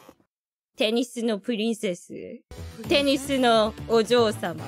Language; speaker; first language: Japanese; non-native, learner; English